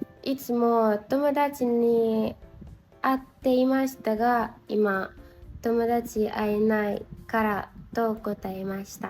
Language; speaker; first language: Japanese; non-native, learner; Indonesian